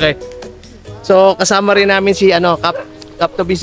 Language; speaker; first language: Filipino; native; Filipino